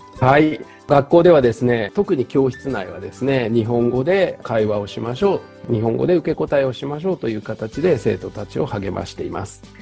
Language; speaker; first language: Japanese; native; Japanese